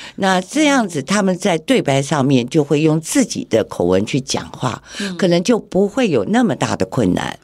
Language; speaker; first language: Chinese; native; Chinese